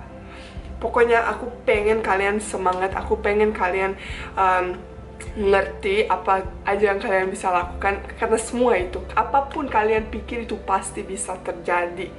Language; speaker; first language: Indonesian; non-native, fluent; Bosnian